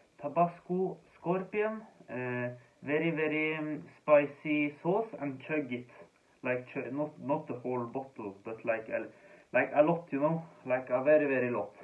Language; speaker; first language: English; non-native, fluent; Danish